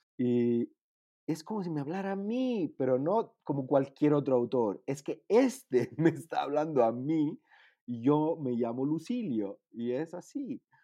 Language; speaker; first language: Spanish; non-native, fluent; Italian